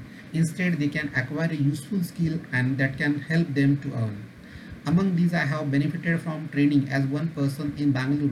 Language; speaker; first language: English; non-native, local second language; Marathi